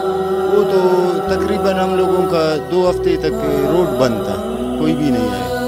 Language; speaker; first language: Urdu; non-native, local second language; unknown